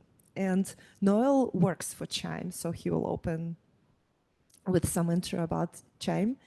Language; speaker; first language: English; non-native, fluent; Russian